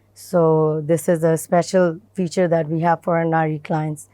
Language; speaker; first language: English; non-native, local second language; Bangla